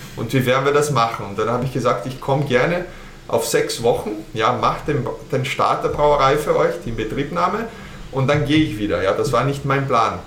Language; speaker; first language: German; early bilingual, heritage; German